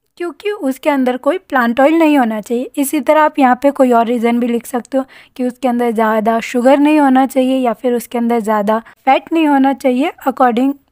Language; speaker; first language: Hindi; native; Hindi